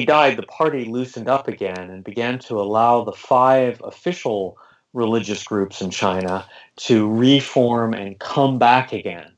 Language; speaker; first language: English; native; English